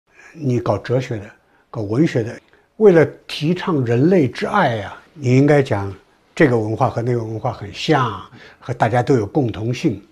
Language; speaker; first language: Chinese; native; Chinese